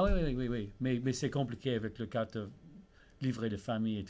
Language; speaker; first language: French; early bilingual, heritage; English